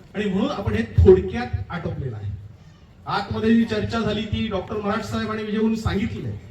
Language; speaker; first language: Marathi; native; Marathi